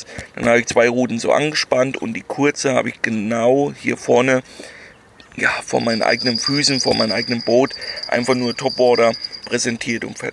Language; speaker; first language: German; native; German